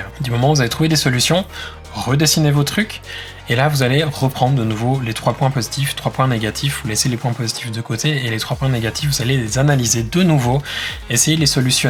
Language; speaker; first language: French; native; French